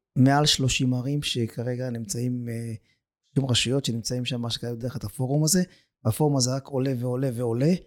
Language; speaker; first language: Hebrew; native; Hebrew